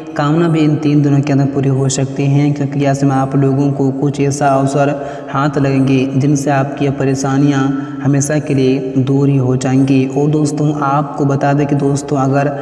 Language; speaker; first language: Hindi; native; Hindi